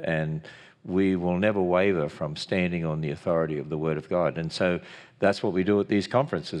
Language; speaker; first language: English; native; English